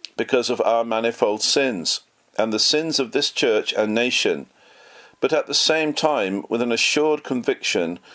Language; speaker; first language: English; native; English